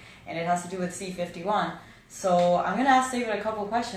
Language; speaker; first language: English; native; English